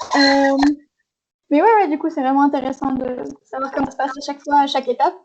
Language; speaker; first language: French; native; French